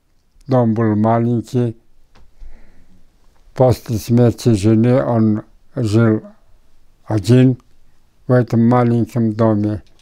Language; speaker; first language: Russian; non-native, local second language; Buriat